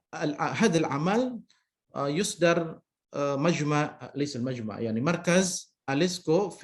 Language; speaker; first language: Arabic; non-native, fluent; Indonesian